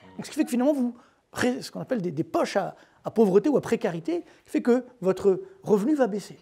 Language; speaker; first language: French; native; French